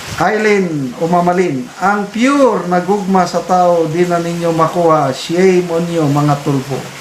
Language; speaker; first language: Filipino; non-native, local second language; Cebuano